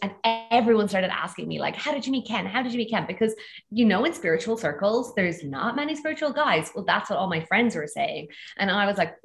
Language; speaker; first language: English; native; English